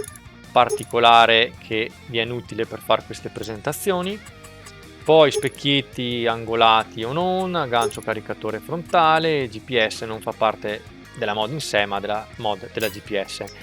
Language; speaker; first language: Italian; native; Italian